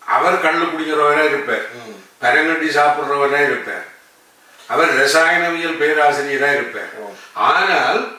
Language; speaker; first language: Tamil; native; Tamil